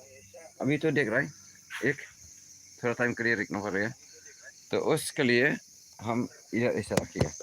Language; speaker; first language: Hindi; non-native, local second language; Khasi